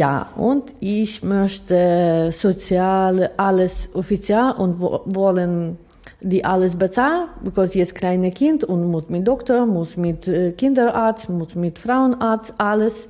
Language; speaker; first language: German; non-native, learner; Ukrainian